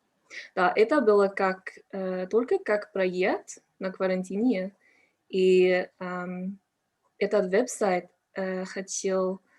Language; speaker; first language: Russian; non-native, learner; English